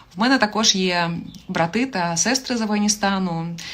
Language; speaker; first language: Ukrainian; native; Ukrainian